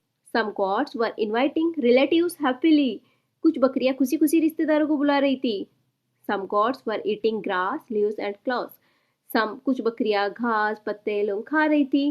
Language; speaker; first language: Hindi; native; Hindi